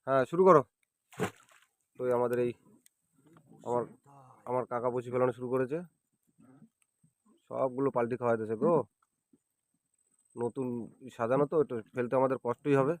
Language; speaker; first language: Bangla; native; Bangla